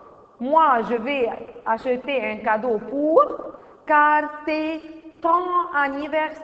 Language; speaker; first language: French; non-native, fluent; Arabic